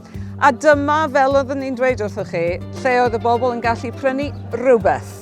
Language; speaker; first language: Welsh; native; Welsh